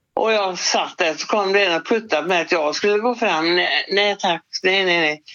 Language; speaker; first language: Swedish; native; Swedish